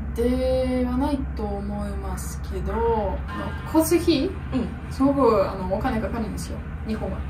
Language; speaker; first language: Japanese; non-native, fluent; Russian